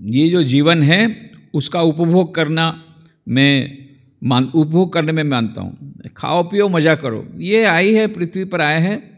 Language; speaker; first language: Hindi; non-native, local second language; Gujarati